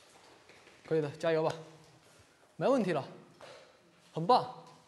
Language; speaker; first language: Chinese; native; Chinese